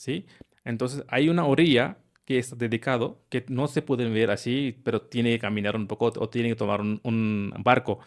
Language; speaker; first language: Spanish; non-native, learner; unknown